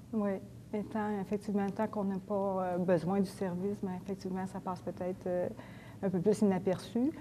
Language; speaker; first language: French; native; French